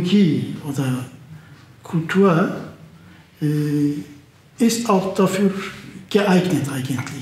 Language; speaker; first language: German; non-native, fluent; Turkish